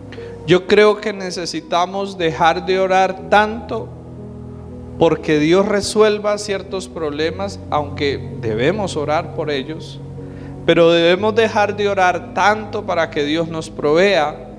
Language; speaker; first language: Spanish; native; Spanish